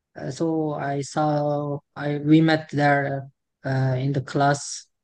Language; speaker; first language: English; non-native, fluent; Turkish